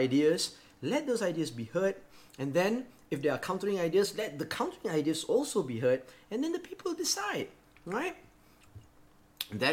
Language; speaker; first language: English; non-native, local second language; Malay